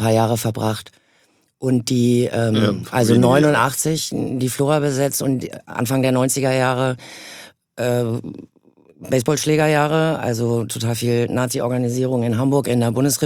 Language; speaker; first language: German; native; German